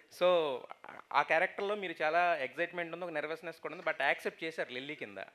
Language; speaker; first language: Telugu; native; Telugu